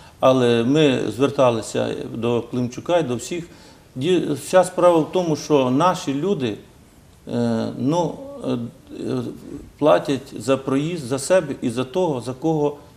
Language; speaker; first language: Ukrainian; native; Ukrainian